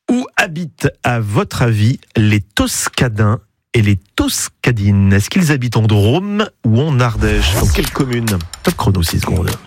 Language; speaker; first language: French; native; French